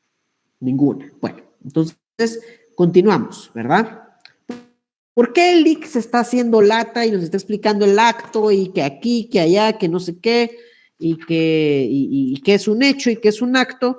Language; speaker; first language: Spanish; native; Spanish